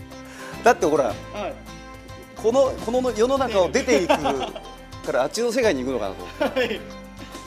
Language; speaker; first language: Japanese; native; Japanese